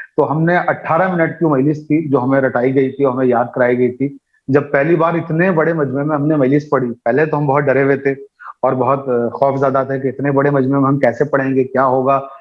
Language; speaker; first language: Urdu; native; Urdu